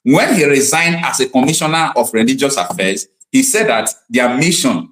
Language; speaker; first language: English; non-native, local second language; Igbo